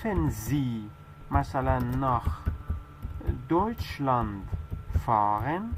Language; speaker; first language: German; non-native, fluent; Persian